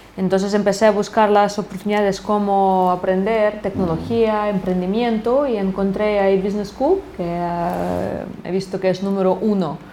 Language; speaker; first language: Spanish; non-native, fluent; Ukrainian